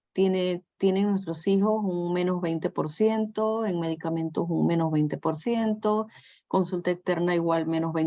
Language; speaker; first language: Spanish; native; Spanish